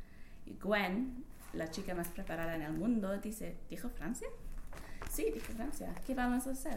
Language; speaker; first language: Spanish; non-native, learner; English